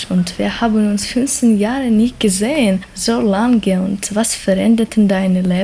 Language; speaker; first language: German; non-native, learner; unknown